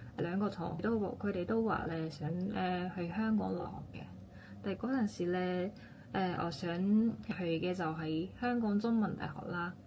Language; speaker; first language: Cantonese; non-native, fluent; Japanese